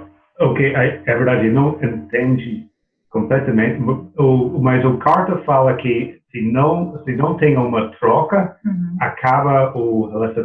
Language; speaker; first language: Portuguese; non-native, learner; English